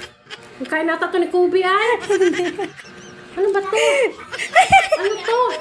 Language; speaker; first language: Filipino; non-native, local second language; Cebuano